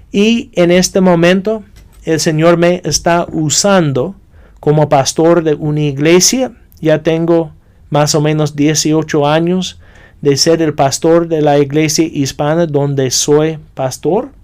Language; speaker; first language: Spanish; non-native, fluent; English